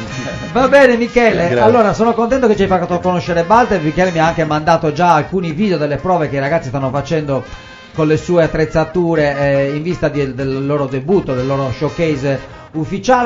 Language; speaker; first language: Italian; native; Italian